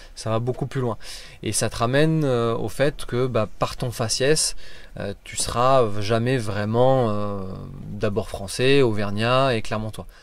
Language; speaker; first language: French; native; French